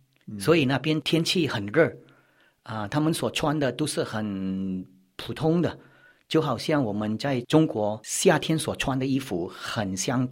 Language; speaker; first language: Chinese; early bilingual, heritage; Chinese